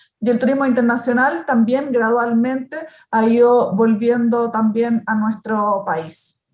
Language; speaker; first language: Spanish; native; Spanish